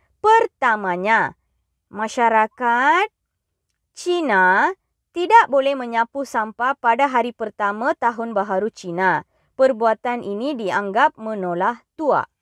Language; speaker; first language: Malay; non-native, local second language; Tamil